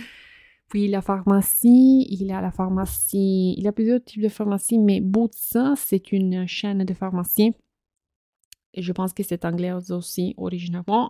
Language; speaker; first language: French; non-native, fluent; Italian